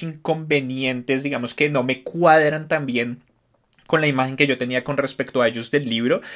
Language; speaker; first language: Spanish; native; Spanish